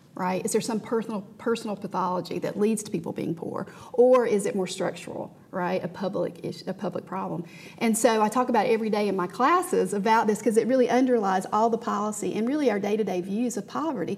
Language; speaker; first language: English; native; English